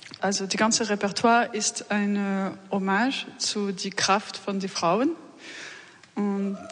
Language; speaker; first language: German; non-native, learner; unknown